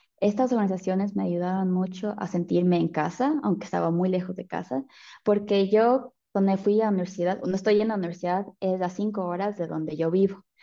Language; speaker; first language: Spanish; early bilingual, heritage; Spanish